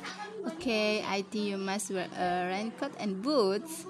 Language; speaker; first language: English; non-native, learner; Indonesian